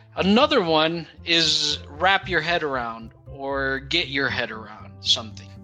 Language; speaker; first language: English; non-native, fluent; Portuguese